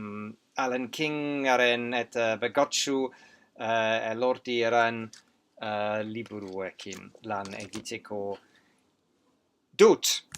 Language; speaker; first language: Basque; non-native, learner; English